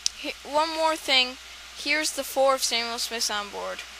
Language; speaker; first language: English; native; English